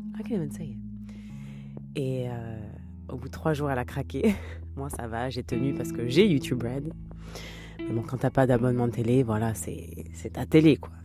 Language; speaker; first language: French; native; French